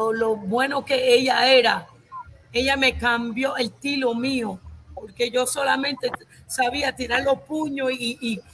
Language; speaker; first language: Spanish; native; Spanish